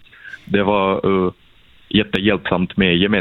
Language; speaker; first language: Swedish; non-native, fluent; Russian